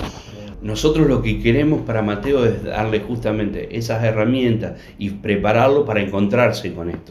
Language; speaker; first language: Spanish; native; Spanish